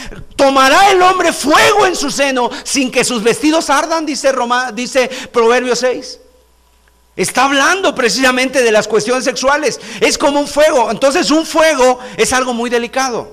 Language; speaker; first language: Spanish; native; Spanish